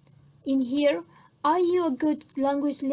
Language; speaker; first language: English; non-native, fluent; Central Kurdish